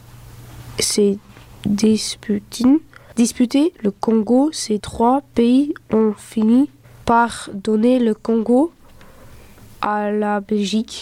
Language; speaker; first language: French; early bilingual, other home language; Dutch